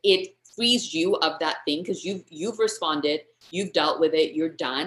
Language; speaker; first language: English; native; English